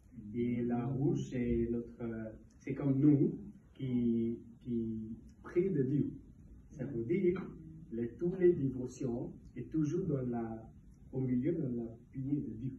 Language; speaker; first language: French; non-native, learner; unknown